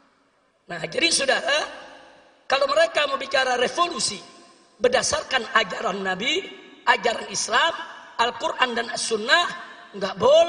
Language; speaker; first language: Indonesian; native; Indonesian